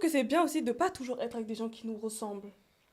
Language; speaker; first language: French; native; French